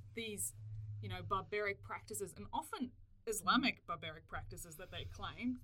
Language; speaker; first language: English; native; English